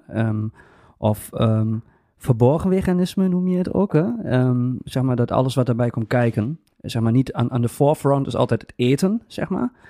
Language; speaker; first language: Dutch; native; Dutch